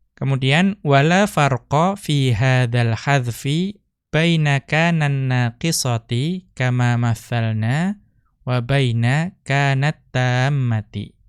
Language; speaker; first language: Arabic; non-native, fluent; Indonesian